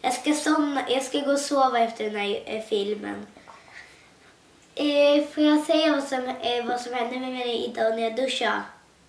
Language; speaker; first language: Swedish; non-native, local second language; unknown